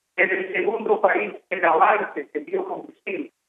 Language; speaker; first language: Spanish; native; Spanish